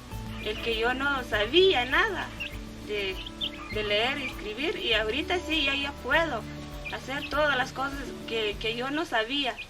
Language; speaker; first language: Spanish; non-native, local second language; Kʼicheʼ